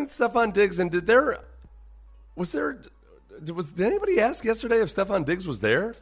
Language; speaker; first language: English; native; English